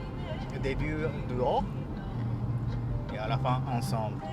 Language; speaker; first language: French; non-native, learner; Japanese